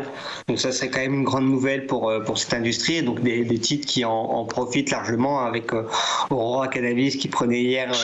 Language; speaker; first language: French; native; French